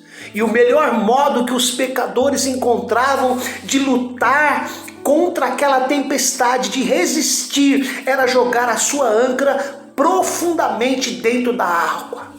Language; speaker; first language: Portuguese; native; Portuguese